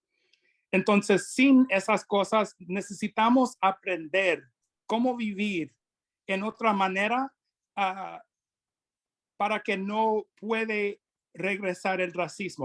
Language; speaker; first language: Spanish; non-native, fluent; English